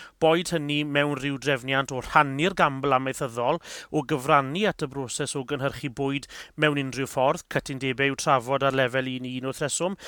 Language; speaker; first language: Welsh; native; Welsh